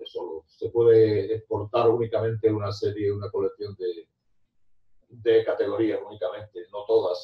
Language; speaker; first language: Spanish; native; Spanish